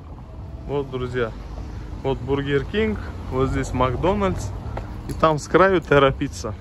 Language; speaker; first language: Russian; non-native, local second language; Turkish